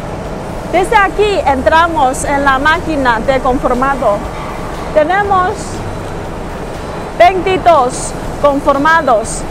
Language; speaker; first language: Spanish; non-native, learner; Chinese